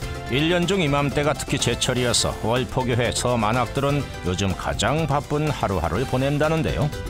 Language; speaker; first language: Korean; native; Korean